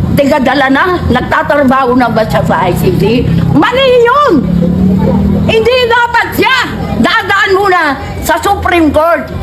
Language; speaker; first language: Filipino; non-native, local second language; Iloko